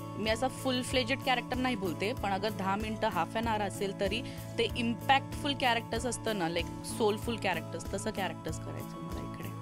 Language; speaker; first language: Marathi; non-native, local second language; Malayalam